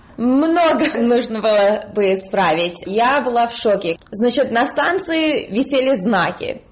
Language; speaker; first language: Russian; early bilingual, heritage; Russian